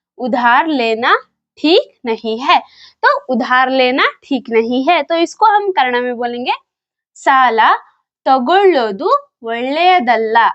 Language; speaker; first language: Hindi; non-native, local second language; Kannada